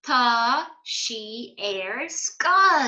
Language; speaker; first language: Irish; non-native, fluent; English